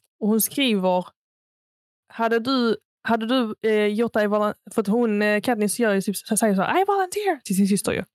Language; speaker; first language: Swedish; native; Swedish